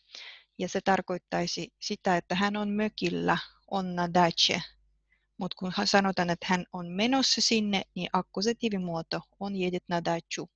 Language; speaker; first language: Finnish; non-native, fluent; Russian